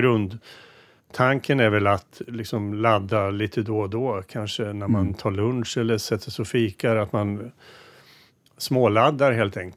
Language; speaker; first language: Swedish; native; Swedish